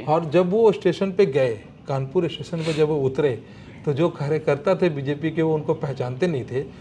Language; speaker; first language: Hindi; native; Hindi